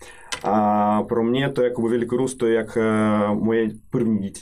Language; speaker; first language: Czech; non-native, fluent; Russian